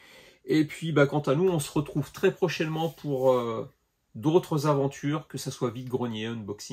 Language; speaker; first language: French; native; French